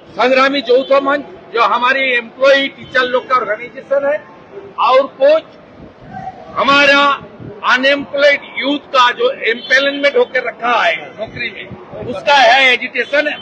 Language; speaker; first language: Hindi; non-native, local second language; Bangla